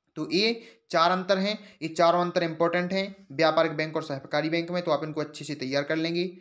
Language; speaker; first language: Hindi; native; Hindi